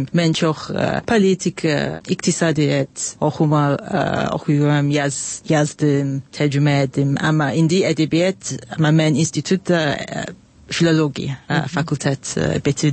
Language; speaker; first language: Azerbaijani; non-native, learner; English